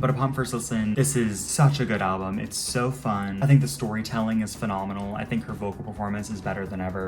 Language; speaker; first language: English; native; English